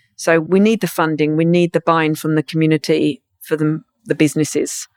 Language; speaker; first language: English; native; English